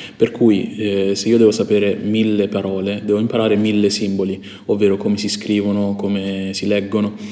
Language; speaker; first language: Italian; early bilingual, other home language; Chinese